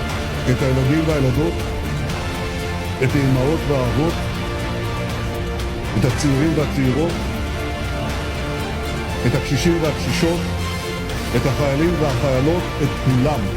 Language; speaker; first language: Hebrew; native; Hebrew